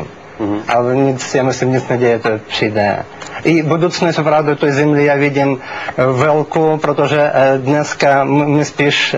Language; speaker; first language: Czech; non-native, learner; Russian